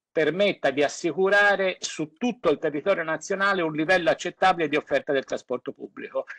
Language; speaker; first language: Italian; native; Italian